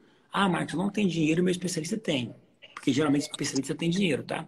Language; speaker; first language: Portuguese; native; Portuguese